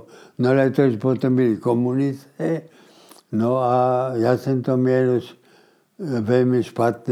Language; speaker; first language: Czech; early bilingual, heritage; Czech